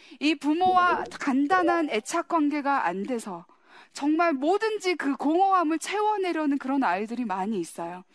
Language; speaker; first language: Korean; early bilingual, heritage; Korean